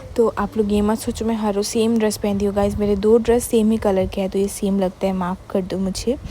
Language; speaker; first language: Hindi; non-native, local second language; Bangla